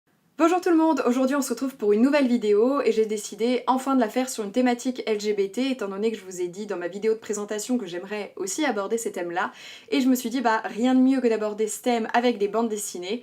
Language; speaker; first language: French; native; French